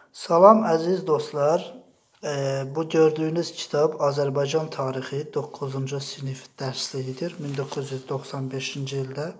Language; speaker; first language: Azerbaijani; non-native, local second language; Talysh